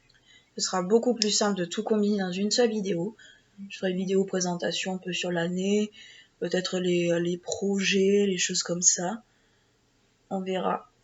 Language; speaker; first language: French; native; French